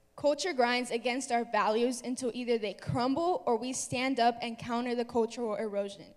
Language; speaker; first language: English; native; English